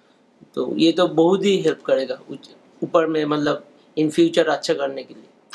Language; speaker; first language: Hindi; non-native, local second language; Bangla